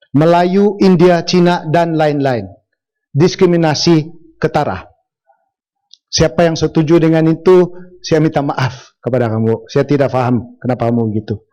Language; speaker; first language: Malay; non-native, local second language; Central Dusun